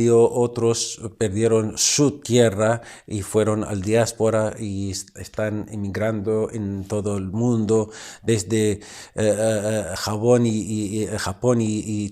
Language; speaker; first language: Spanish; non-native, fluent; Arabic